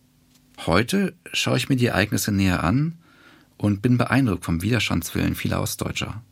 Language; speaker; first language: German; native; German